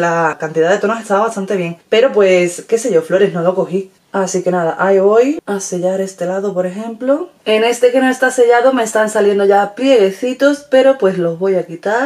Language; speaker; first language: Spanish; native; Spanish